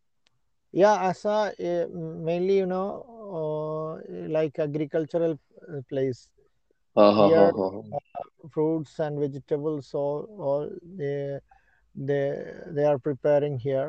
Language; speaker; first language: English; non-native, learner; Malayalam